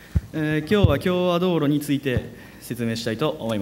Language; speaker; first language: Japanese; native; Japanese